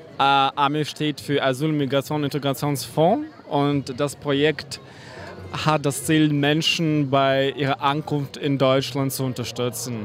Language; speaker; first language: German; non-native, fluent; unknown